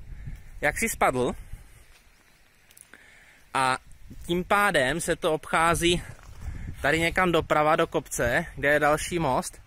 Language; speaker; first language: Czech; native; Czech